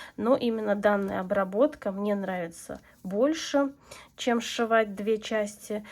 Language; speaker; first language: Russian; non-native, local second language; Latvian